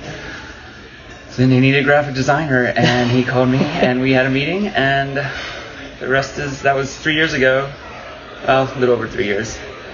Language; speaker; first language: English; native; English